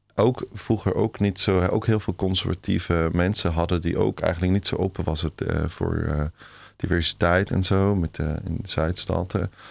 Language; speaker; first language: Dutch; non-native, fluent; Swiss German